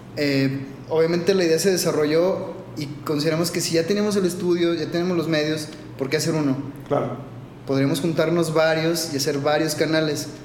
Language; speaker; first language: Spanish; native; Spanish